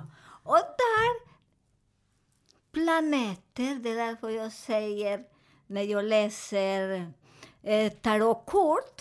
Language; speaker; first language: Swedish; non-native, learner; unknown